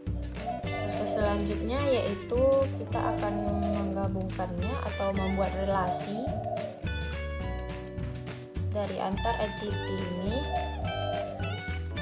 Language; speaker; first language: Indonesian; native; Indonesian